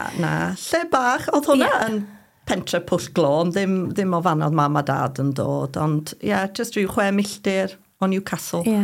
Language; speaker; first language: Welsh; non-native, fluent; English